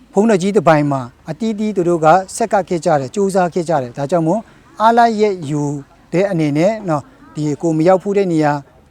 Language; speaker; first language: Burmese; non-native, local second language; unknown